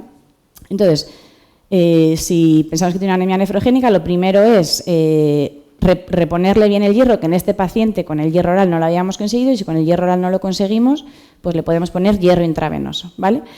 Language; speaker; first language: Spanish; native; Spanish